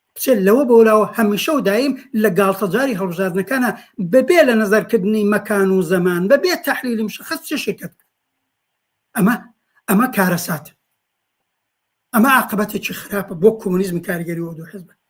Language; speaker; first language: Central Kurdish; native; Central Kurdish